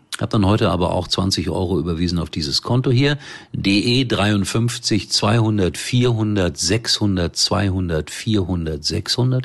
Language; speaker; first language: German; native; German